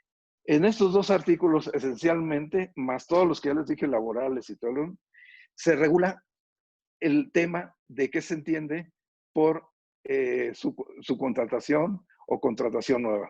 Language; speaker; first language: Spanish; native; Spanish